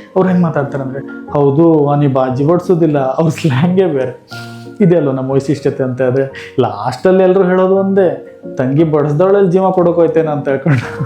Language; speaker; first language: Kannada; native; Kannada